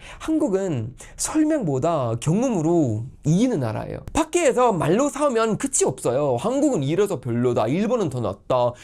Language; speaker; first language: Korean; non-native, fluent; Swedish